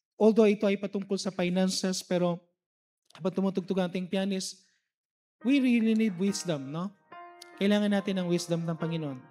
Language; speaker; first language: Filipino; native; Filipino